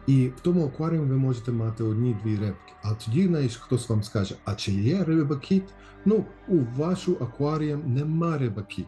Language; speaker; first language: Ukrainian; early bilingual, heritage; Ukrainian